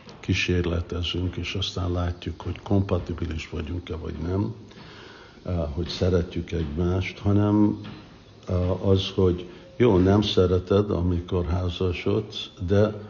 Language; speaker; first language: Hungarian; early bilingual, heritage; English